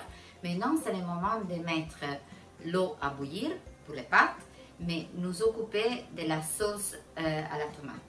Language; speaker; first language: French; non-native, fluent; Italian